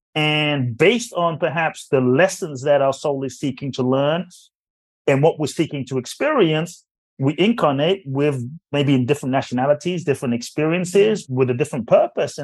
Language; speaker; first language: English; native; English